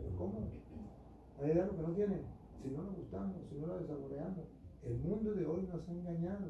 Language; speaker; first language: Spanish; native; Spanish